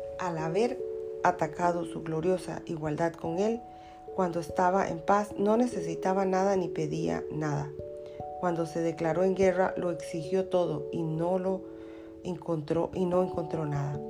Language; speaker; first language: Spanish; native; Spanish